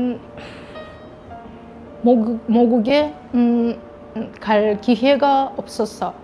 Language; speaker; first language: Korean; non-native, fluent; Russian